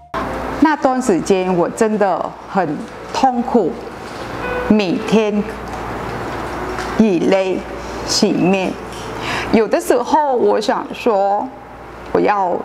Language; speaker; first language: Chinese; non-native, fluent; Vietnamese